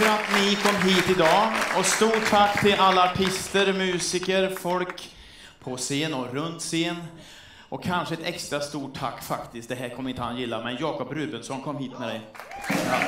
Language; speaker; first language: Swedish; native; Swedish